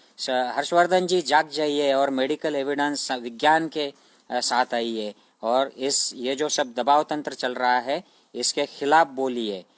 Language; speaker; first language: Hindi; non-native, local second language; Marathi